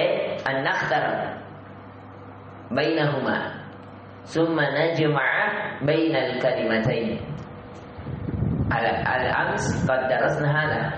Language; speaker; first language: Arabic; non-native, fluent; Indonesian